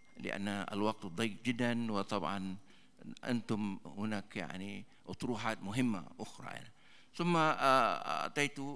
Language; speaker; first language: Arabic; non-native, fluent; Malay